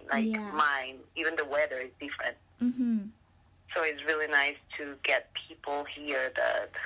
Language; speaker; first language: English; non-native, learner; Spanish